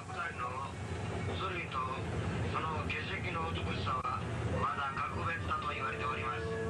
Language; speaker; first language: Japanese; native; Japanese